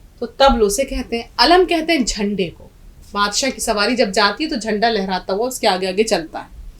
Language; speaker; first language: Urdu; native; Urdu